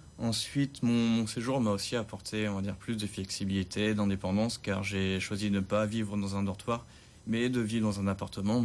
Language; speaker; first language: French; native; French